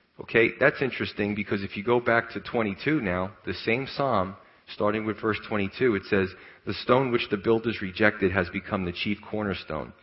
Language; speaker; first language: English; native; English